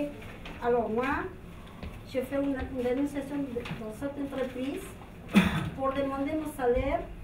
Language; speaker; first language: French; non-native, learner; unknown